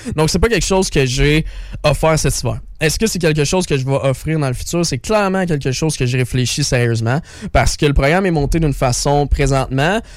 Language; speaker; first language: French; native; French